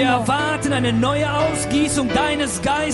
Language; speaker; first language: German; non-native, fluent; Russian